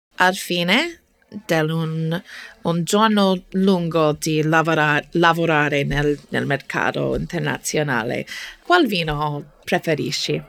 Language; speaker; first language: Italian; non-native, fluent; English